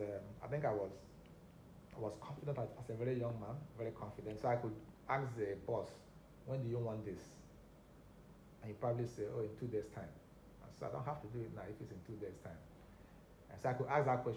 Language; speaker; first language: English; non-native, local second language; Igbo